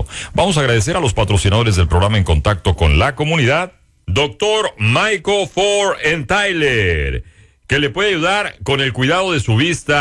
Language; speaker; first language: Spanish; native; Spanish